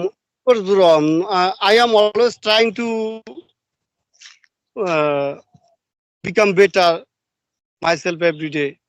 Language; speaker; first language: English; non-native, learner; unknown